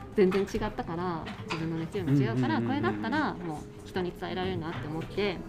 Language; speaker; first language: Japanese; early bilingual, heritage; Japanese